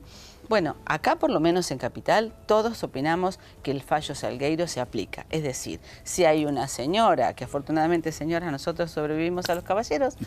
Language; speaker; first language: Spanish; native; Spanish